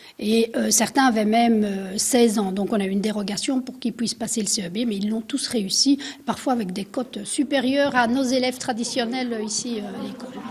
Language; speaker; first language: French; native; French